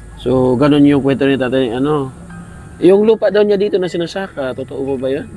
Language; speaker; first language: Filipino; non-native, local second language; Cebuano